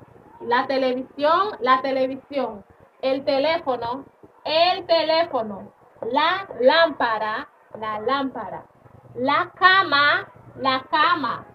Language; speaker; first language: Spanish; non-native, fluent; Haitian Creole